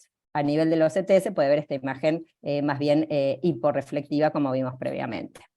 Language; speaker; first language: Spanish; native; Spanish